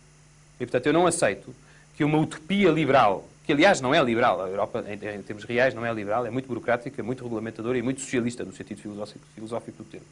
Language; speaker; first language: Portuguese; native; Portuguese